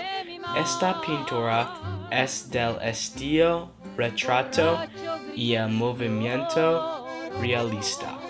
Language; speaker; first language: Spanish; non-native, learner; English